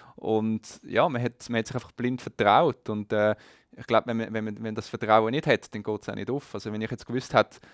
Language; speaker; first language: German; native; German